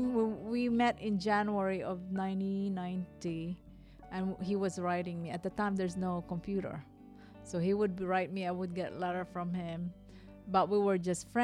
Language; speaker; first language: English; non-native, local second language; Hiligaynon